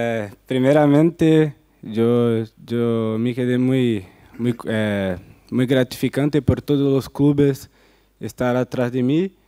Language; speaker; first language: Spanish; non-native, fluent; Portuguese